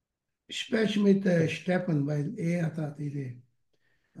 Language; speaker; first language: German; non-native, learner; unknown